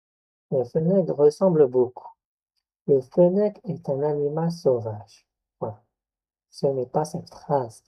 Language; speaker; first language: French; non-native, local second language; Arabic